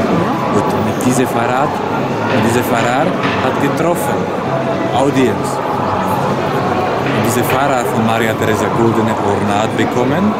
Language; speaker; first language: German; non-native, learner; Slovak